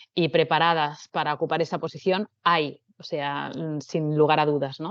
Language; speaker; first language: Spanish; non-native, local second language; Catalan